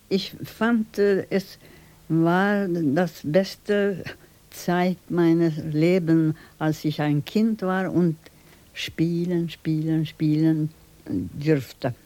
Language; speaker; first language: German; non-native, fluent; Swedish